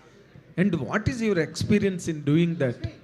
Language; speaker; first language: Telugu; native; Telugu